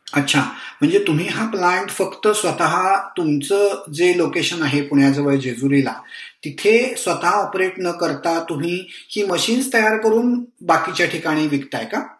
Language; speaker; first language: Marathi; native; Marathi